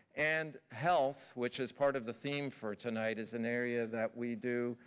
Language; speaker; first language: English; native; English